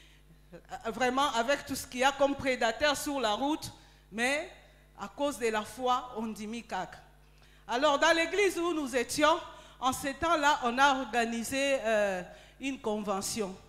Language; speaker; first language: French; non-native, local second language; Lingala